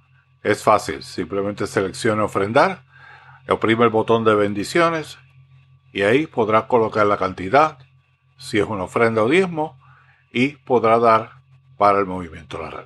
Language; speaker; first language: Spanish; native; Spanish